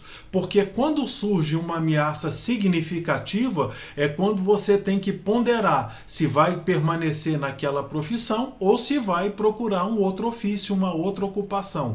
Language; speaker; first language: Portuguese; native; Portuguese